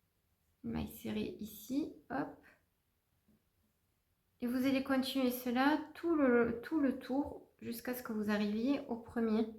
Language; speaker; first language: French; native; French